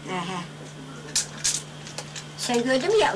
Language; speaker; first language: Turkish; native; Turkish